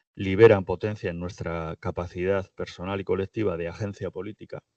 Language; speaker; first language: Spanish; native; Spanish